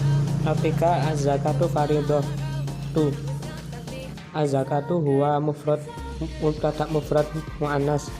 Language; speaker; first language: Arabic; non-native, learner; Indonesian